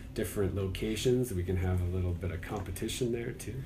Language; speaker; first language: English; native; English